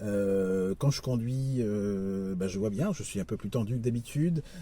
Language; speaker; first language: French; native; French